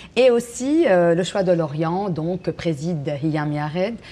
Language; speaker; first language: French; non-native, local second language; Arabic